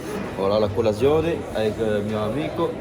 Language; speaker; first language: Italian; non-native, learner; French